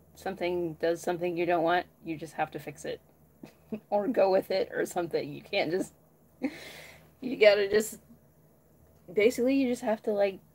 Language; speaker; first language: English; native; English